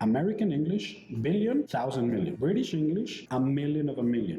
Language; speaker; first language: English; non-native, fluent; Spanish